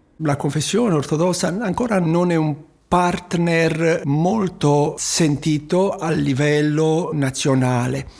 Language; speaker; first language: Italian; non-native, fluent; Romanian